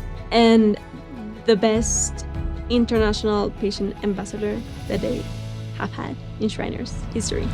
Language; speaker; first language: English; non-native, fluent; Spanish